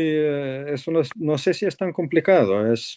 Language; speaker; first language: Spanish; non-native, fluent; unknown